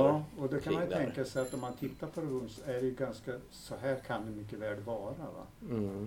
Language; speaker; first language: Swedish; native; Swedish